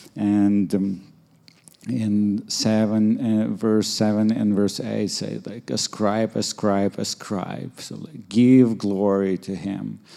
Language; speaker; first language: English; non-native, fluent; Ukrainian